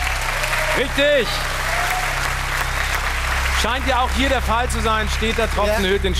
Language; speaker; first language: German; native; German